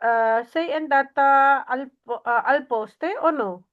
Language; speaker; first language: Italian; non-native, learner; Urdu